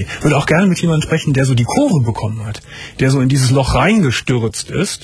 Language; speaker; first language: German; native; German